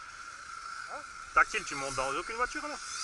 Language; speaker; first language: French; native; French